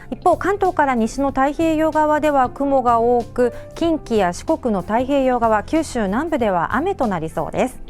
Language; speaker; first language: Japanese; native; Japanese